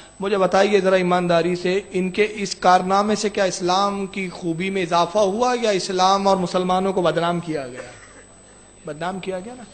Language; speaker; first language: Urdu; native; Urdu